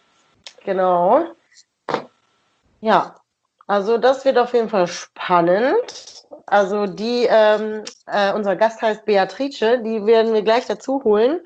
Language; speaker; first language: German; native; German